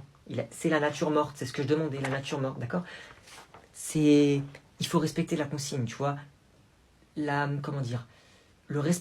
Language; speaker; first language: French; native; French